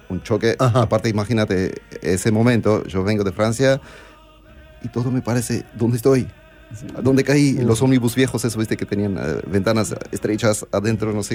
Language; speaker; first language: Spanish; non-native, fluent; Armenian